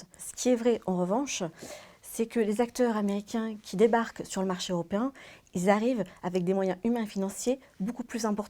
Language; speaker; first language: French; native; French